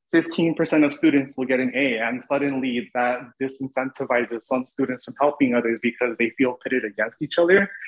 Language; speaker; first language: English; native; English